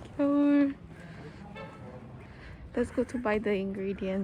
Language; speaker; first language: English; non-native, fluent; Italian